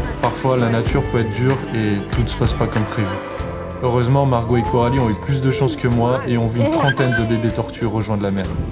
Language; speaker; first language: French; native; French